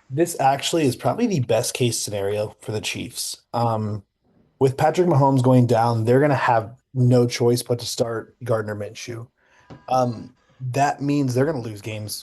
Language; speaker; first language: English; native; English